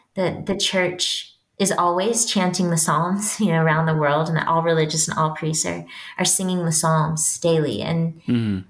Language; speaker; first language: English; native; English